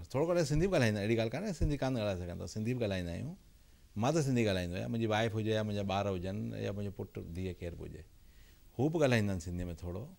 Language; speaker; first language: Sindhi; early bilingual, heritage; Sindhi